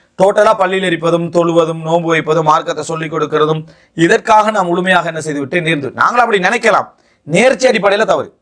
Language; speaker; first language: Tamil; native; Tamil